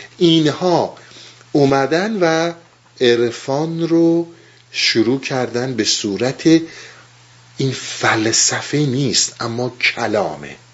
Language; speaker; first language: Persian; native; Persian